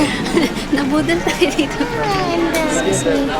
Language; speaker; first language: Filipino; native; Filipino